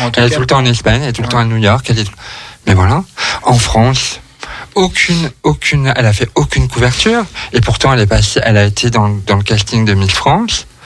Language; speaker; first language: French; native; French